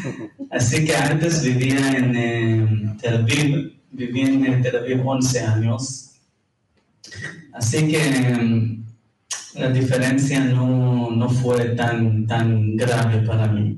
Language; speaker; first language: Spanish; non-native, fluent; Hebrew